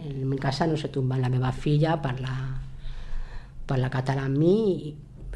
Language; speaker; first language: Catalan; non-native, local second language; Spanish